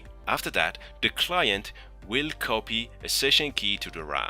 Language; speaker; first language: English; non-native, fluent; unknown